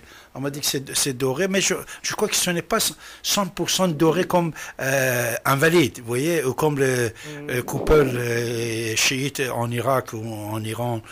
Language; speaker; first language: French; non-native, fluent; Persian